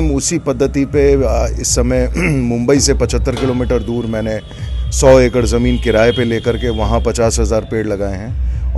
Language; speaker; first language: Hindi; native; Hindi